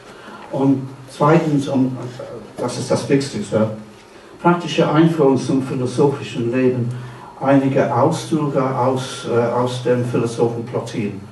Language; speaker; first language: German; non-native, fluent; English